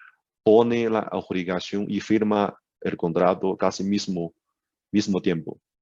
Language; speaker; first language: Spanish; non-native, learner; Chinese